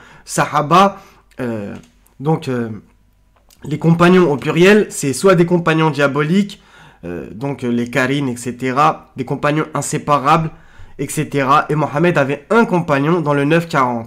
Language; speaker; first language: French; native; French